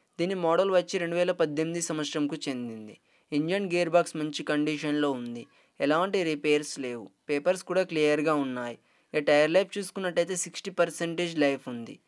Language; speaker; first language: Telugu; native; Telugu